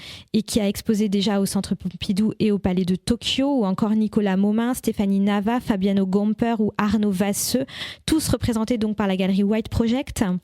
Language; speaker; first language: French; native; French